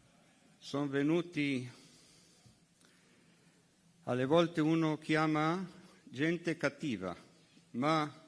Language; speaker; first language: Italian; non-native, fluent; Hebrew